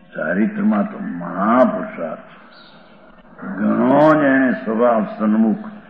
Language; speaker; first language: Hindi; non-native, local second language; Gujarati